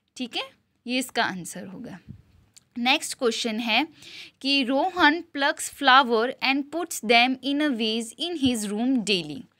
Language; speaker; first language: Hindi; non-native, local second language; Gujarati